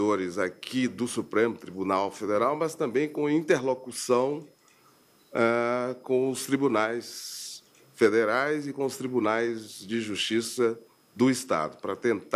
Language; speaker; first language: Portuguese; native; Portuguese